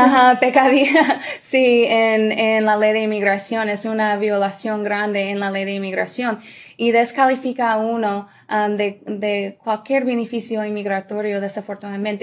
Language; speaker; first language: Spanish; early bilingual, other home language; English